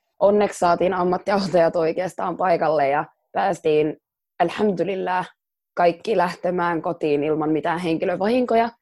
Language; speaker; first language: Finnish; early bilingual, other home language; Somali